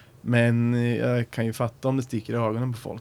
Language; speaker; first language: Swedish; native; Swedish